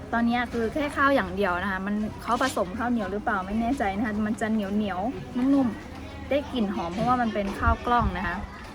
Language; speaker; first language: Thai; native; Thai